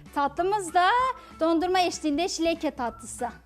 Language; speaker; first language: Turkish; native; Turkish